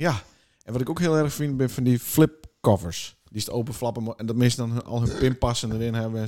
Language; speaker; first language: Dutch; native; Dutch